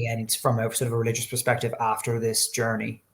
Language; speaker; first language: English; native; English